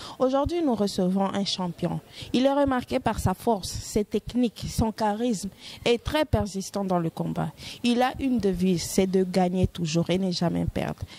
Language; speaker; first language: French; non-native, local second language; Lingala